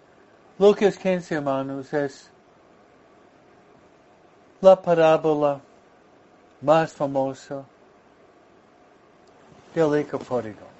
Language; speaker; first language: Spanish; non-native, fluent; English